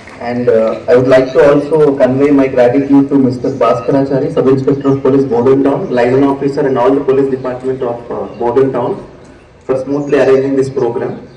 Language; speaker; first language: English; non-native, local second language; Telugu